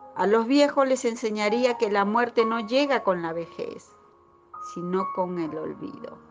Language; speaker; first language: Spanish; native; Spanish